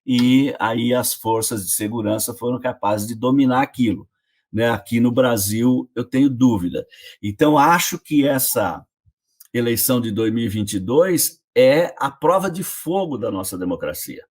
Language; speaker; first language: Portuguese; native; Portuguese